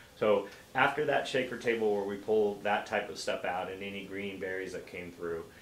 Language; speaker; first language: English; native; English